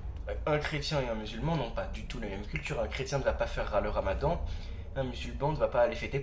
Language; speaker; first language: French; native; French